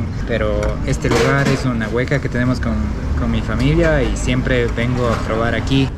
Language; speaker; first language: Spanish; native; Spanish